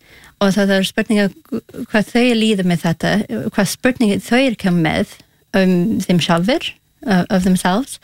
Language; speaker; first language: Icelandic; non-native, learner; Spanish